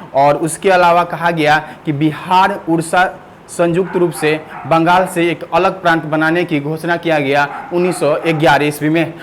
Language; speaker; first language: Hindi; native; Hindi